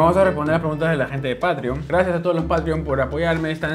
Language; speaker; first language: Spanish; native; Spanish